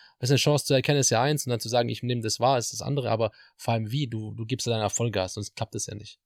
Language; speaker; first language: German; native; German